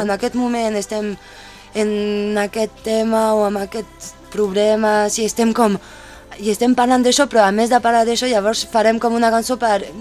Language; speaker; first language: Catalan; non-native, fluent; French